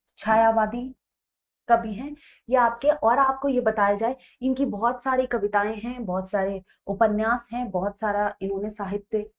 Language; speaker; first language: Hindi; native; Hindi